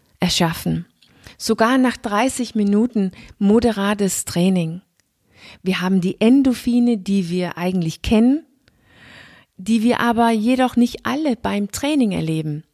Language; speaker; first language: German; non-native, fluent; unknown